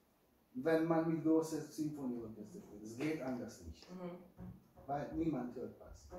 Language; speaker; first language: German; non-native, fluent; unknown